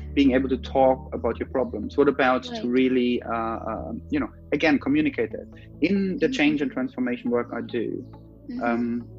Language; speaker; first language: English; non-native, fluent; German